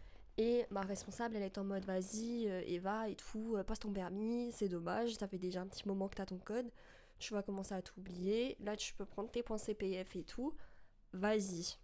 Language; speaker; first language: French; native; French